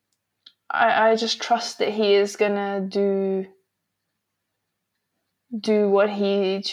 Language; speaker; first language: English; native; English